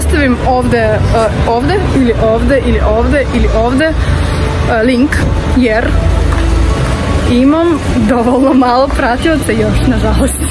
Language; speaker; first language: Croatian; non-native, fluent; Russian